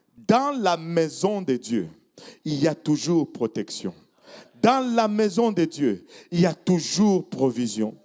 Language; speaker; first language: French; non-native, local second language; Swahili